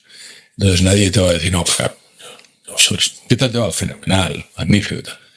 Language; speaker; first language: Spanish; native; Spanish